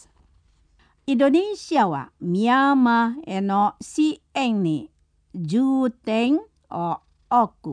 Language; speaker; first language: Japanese; non-native, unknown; Indonesian